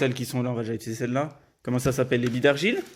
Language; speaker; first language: French; native; French